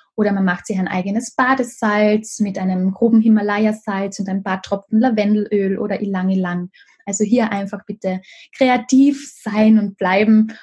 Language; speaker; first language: German; native; German